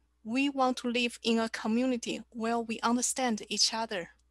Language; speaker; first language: English; non-native, fluent; Chinese